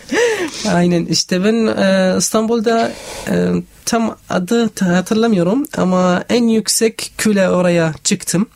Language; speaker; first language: Turkish; non-native, learner; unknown